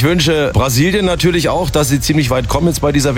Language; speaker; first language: German; native; German